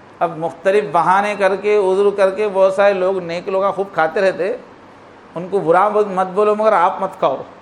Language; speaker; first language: Urdu; native; Urdu